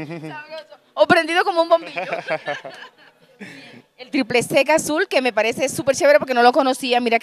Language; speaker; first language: Spanish; native; Spanish